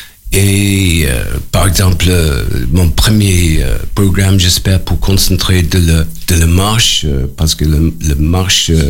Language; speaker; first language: French; non-native, learner; English